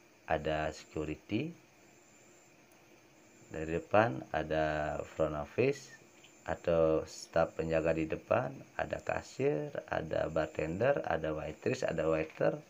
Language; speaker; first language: Indonesian; native; Indonesian